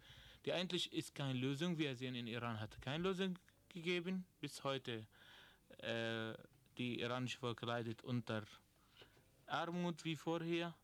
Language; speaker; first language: German; non-native, learner; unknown